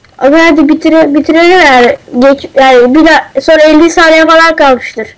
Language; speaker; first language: Turkish; native; Turkish